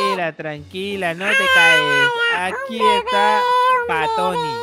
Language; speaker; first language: Spanish; native; Spanish